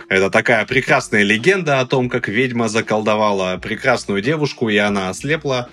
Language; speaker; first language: Russian; native; Russian